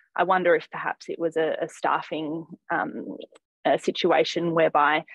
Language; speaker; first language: English; native; English